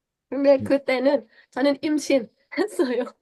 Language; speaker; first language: Korean; non-native, learner; Thai